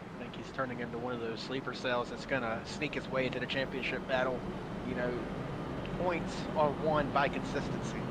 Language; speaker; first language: English; native; English